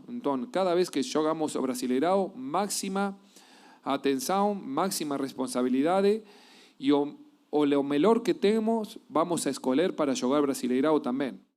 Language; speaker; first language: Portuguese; non-native, fluent; Spanish